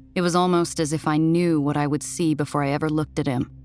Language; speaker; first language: English; native; English